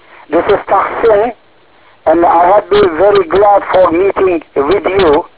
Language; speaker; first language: English; non-native, learner; Turkish